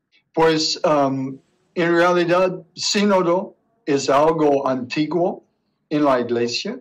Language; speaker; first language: Spanish; non-native, learner; English